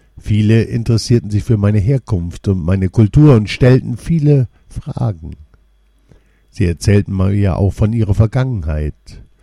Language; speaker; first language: German; non-native, fluent; Portuguese